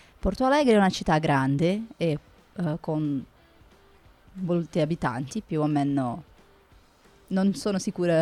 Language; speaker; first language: Italian; non-native, learner; Portuguese